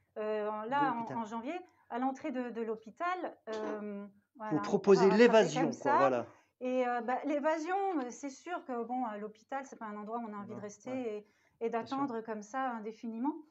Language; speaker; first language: French; native; French